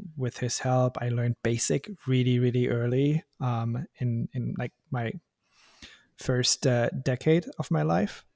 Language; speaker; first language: English; non-native, fluent; German